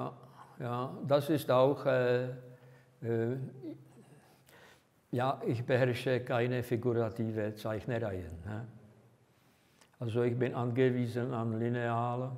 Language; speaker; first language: German; non-native, fluent; Czech